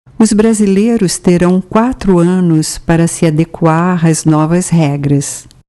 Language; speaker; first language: Portuguese; native; Portuguese